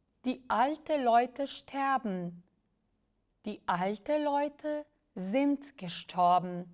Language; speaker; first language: German; non-native, fluent; Albanian